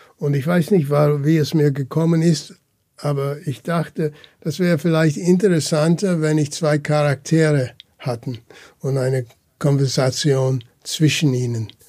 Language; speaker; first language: German; early bilingual, heritage; German